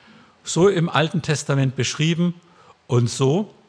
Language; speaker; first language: German; native; German